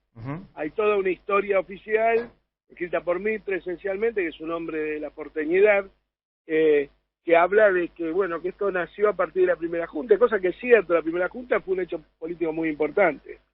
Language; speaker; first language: Spanish; native; Spanish